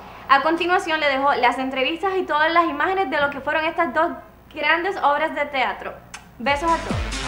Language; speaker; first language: Spanish; native; Spanish